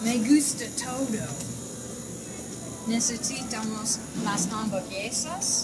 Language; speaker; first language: Spanish; non-native, learner; English